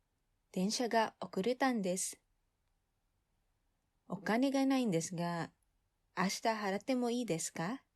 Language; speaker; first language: Japanese; non-native, fluent; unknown